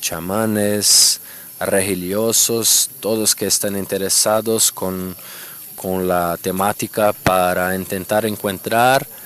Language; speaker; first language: Spanish; non-native, fluent; Portuguese